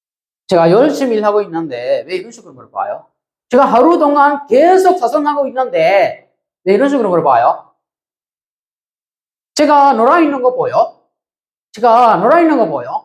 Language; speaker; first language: Korean; non-native, fluent; Sinhala